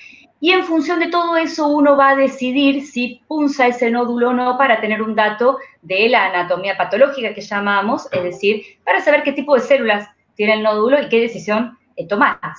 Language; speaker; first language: Spanish; native; Spanish